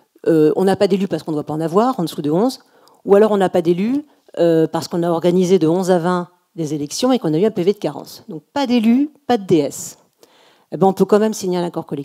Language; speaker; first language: French; native; French